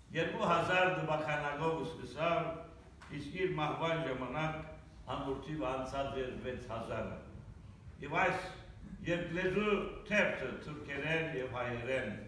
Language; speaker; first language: Armenian; early bilingual, heritage; Armenian